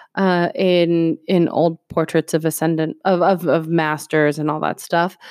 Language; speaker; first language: English; early bilingual, other home language; Spanish